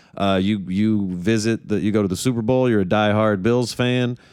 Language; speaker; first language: English; native; English